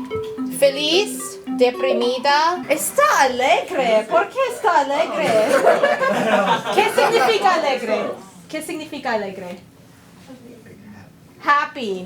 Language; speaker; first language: Spanish; non-native, fluent; English